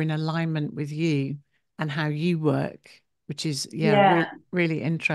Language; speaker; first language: English; native; English